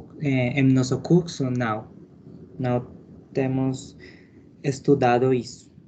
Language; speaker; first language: Portuguese; non-native, learner; Spanish